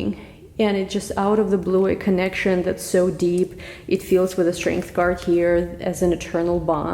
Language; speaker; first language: English; non-native, fluent; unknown